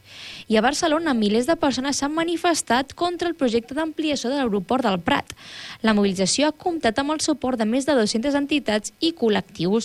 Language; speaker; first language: Catalan; native; Catalan